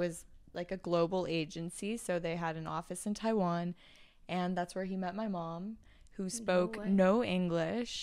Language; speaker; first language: English; non-native, fluent; Chinese